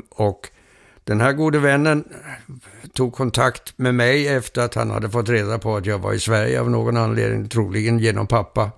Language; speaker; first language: Swedish; early bilingual, heritage; Swedish